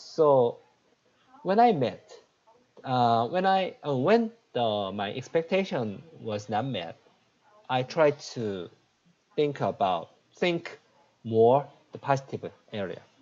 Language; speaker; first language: English; non-native, learner; Korean